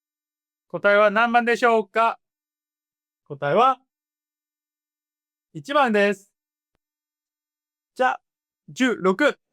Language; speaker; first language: Japanese; non-native, fluent; Korean